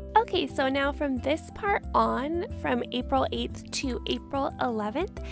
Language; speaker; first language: English; native; English